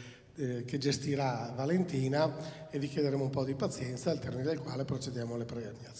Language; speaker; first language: Italian; native; Italian